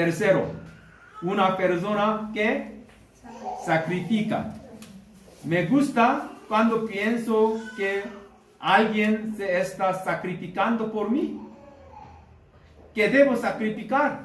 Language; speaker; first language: Spanish; non-native, learner; Korean